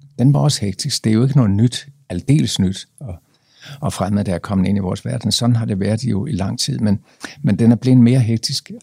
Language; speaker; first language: Danish; native; Danish